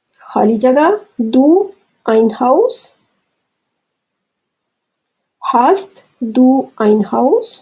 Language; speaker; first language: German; non-native, fluent; Urdu